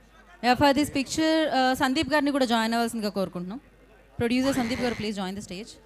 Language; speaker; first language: Telugu; native; Telugu